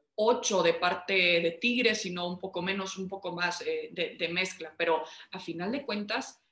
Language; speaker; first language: Spanish; early bilingual, heritage; Spanish